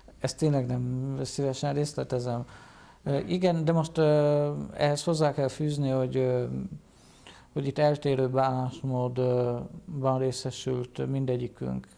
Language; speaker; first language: Hungarian; native; Hungarian